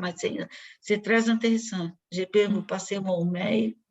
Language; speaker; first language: French; non-native, fluent; Portuguese